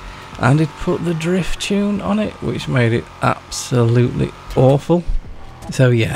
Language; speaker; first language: English; native; English